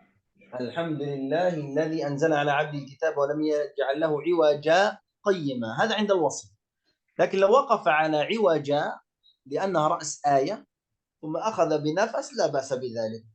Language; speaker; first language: Arabic; native; Arabic